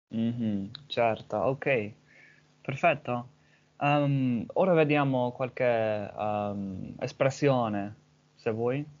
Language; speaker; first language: Italian; non-native, learner; English